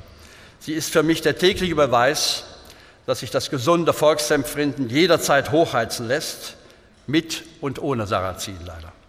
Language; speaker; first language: German; native; German